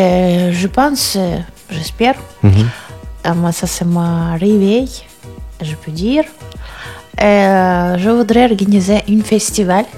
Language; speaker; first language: French; non-native, learner; Russian